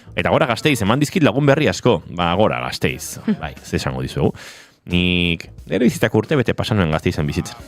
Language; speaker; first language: Basque; non-native, local second language; Spanish